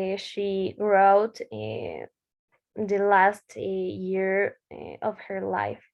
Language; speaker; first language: English; non-native, learner; Spanish